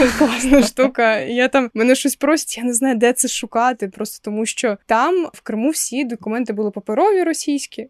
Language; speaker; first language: Ukrainian; non-native, local second language; Russian